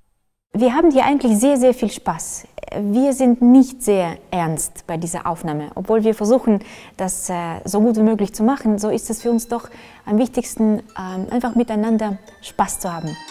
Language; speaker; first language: German; non-native, fluent; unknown